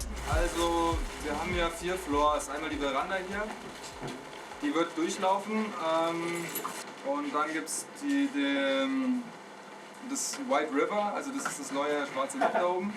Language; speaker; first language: German; native; German